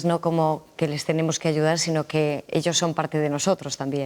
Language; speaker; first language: Spanish; native; Spanish